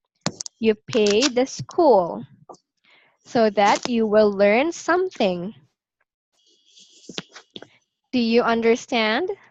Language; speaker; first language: English; non-native, local second language; Filipino